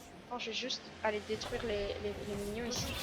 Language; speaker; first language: French; native; French